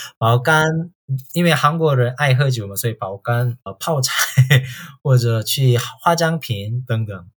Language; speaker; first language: Chinese; non-native, fluent; Korean